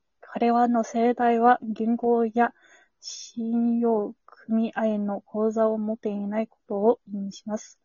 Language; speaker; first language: Japanese; non-native, learner; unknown